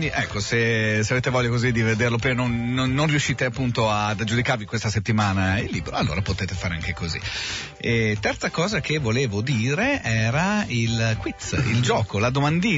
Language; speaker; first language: Italian; native; Italian